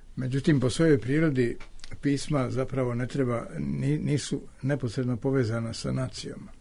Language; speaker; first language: Serbian; native; Serbian